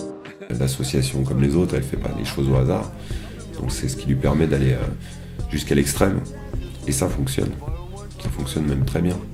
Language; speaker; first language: French; native; French